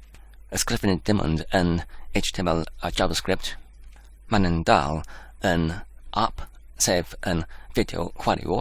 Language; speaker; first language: Welsh; non-native, learner; English